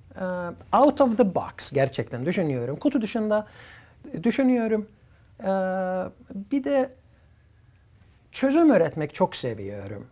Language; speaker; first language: Turkish; early bilingual, other home language; Arabic